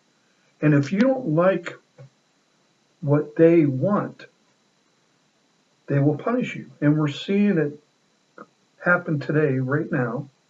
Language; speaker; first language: English; native; English